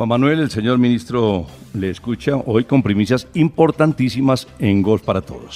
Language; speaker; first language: Spanish; native; Spanish